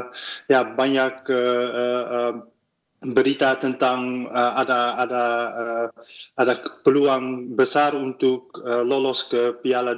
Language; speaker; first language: Indonesian; non-native, fluent; Dutch